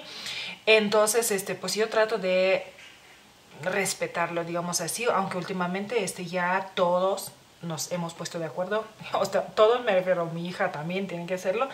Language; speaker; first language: Spanish; non-native, fluent; Lithuanian